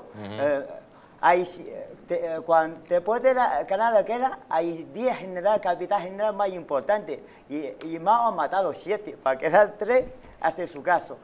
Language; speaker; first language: Spanish; non-native, learner; Chinese